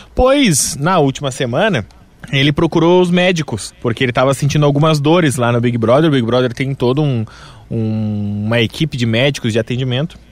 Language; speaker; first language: Portuguese; native; Portuguese